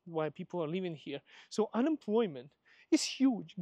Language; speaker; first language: English; non-native, fluent; Russian